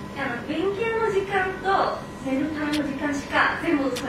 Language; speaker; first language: Japanese; non-native, fluent; Bangla